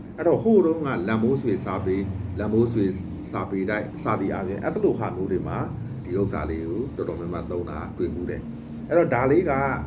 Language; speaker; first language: Burmese; native; Burmese